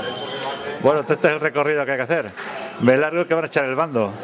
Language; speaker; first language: Spanish; native; Spanish